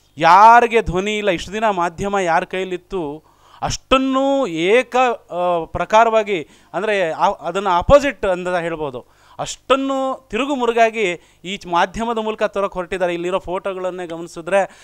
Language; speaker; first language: Kannada; non-native, local second language; Lambadi